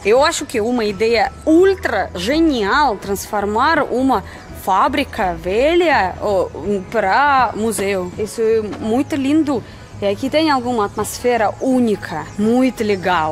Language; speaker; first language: Portuguese; non-native, fluent; Russian